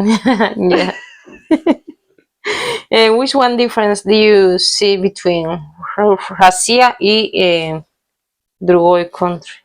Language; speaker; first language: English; non-native, learner; Spanish